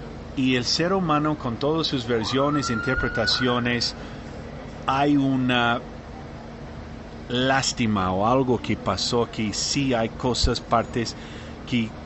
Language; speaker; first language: Spanish; non-native, learner; English